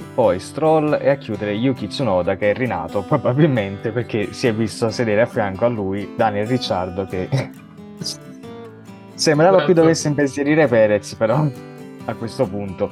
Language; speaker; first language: Italian; native; Italian